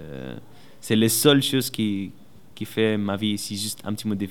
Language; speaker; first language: French; non-native, learner; Arabic